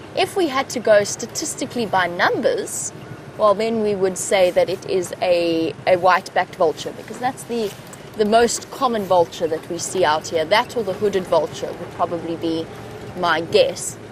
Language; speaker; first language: English; native; English